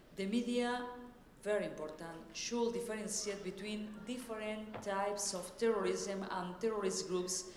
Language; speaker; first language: English; non-native, fluent; Spanish